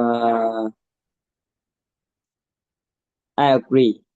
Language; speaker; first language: English; non-native, learner; Vietnamese